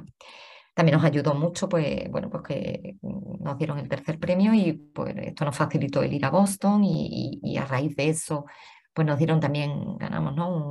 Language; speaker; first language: Spanish; native; Spanish